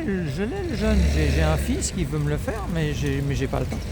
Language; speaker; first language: French; native; French